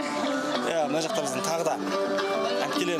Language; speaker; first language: Kazakh; native; Kazakh